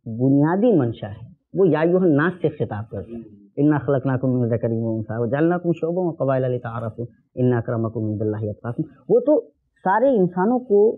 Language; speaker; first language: Urdu; native; Urdu